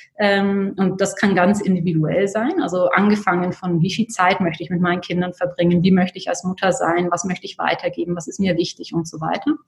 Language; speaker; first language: German; native; German